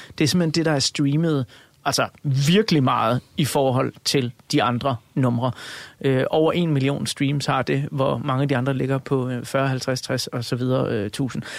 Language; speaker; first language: Danish; native; Danish